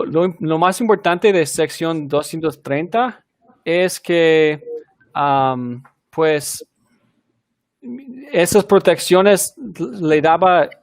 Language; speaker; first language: Spanish; early bilingual, heritage; Spanish